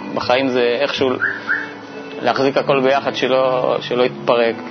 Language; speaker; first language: Hebrew; early bilingual, other home language; French